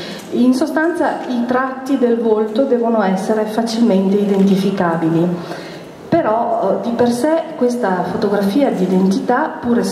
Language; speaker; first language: Italian; native; Italian